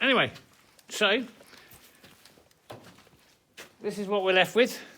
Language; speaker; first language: English; native; English